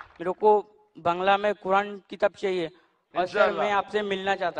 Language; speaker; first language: Hindi; non-native, local second language; Bangla